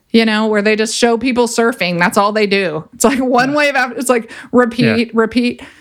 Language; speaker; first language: English; native; English